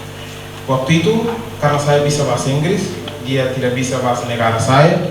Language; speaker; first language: Indonesian; non-native, learner; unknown